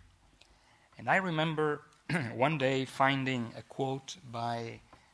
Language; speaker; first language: English; non-native, fluent; Italian